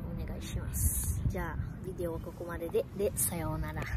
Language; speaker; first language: Japanese; early bilingual, other home language; Portuguese